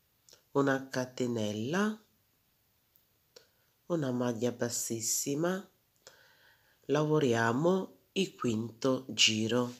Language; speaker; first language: Italian; non-native, fluent; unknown